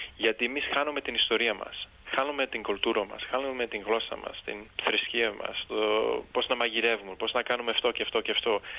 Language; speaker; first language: Greek; early bilingual, heritage; Greek